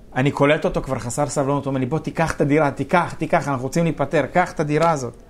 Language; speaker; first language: Hebrew; early bilingual, other home language; Russian